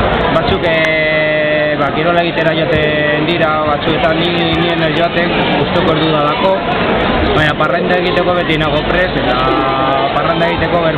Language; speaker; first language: Basque; non-native, local second language; Spanish